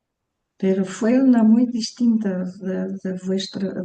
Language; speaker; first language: Spanish; early bilingual, heritage; Portuguese